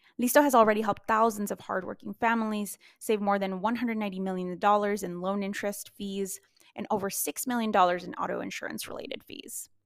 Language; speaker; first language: English; native; English